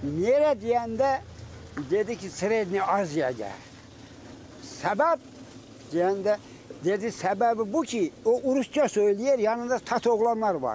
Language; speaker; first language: Turkish; native; Turkish